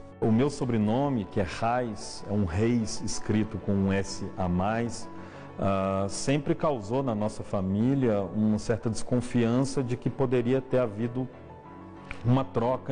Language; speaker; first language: Portuguese; native; Portuguese